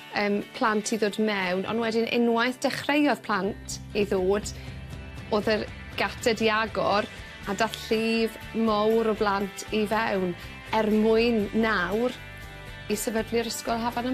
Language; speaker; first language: Welsh; native; Welsh